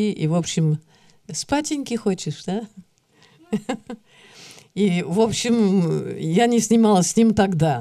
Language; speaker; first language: Russian; early bilingual, heritage; Russian